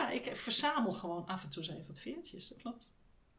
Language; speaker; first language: Dutch; native; Dutch